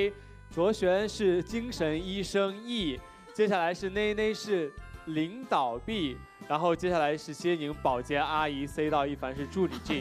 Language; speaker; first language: Chinese; native; Chinese